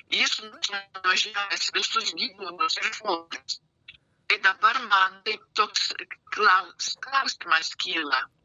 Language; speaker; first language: Lithuanian; native; Lithuanian